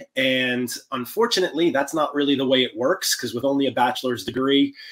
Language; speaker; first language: English; native; English